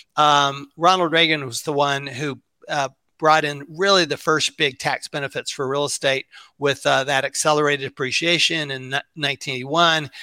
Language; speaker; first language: English; native; English